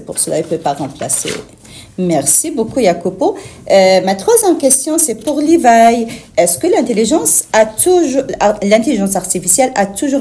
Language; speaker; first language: French; native; French